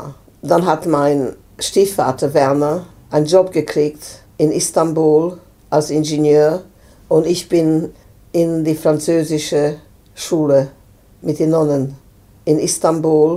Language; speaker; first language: German; non-native, fluent; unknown